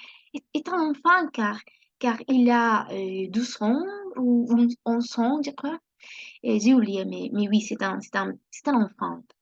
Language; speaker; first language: French; non-native, learner; Spanish